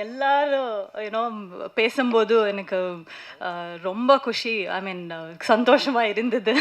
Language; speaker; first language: Tamil; non-native, learner; Kannada